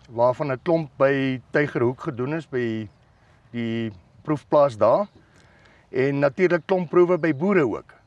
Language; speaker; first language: Afrikaans; native; Afrikaans